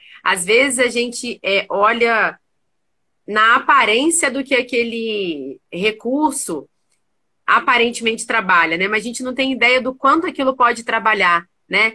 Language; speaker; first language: Portuguese; native; Portuguese